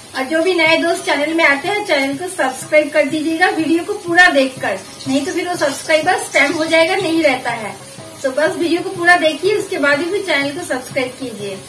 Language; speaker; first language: Hindi; non-native, local second language; Bangla